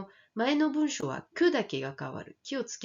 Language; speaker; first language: Japanese; non-native, fluent; French